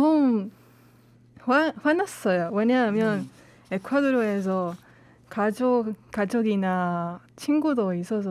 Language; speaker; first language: Korean; non-native, learner; Spanish